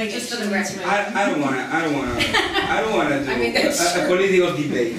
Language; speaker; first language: English; non-native, fluent; Italian